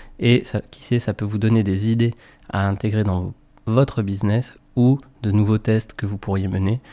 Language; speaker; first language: French; native; French